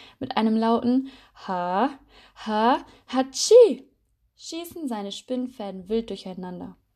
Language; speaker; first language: German; native; German